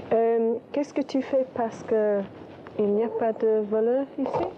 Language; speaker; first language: French; non-native, learner; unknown